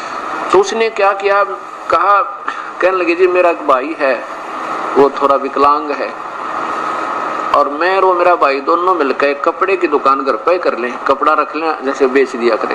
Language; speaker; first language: Hindi; non-native, local second language; Haryanvi